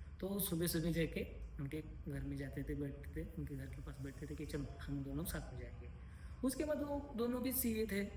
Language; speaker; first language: Hindi; non-native, local second language; Marathi